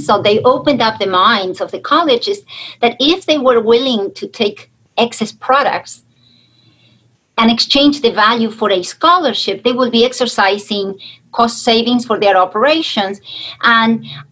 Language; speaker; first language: English; non-native, fluent; Spanish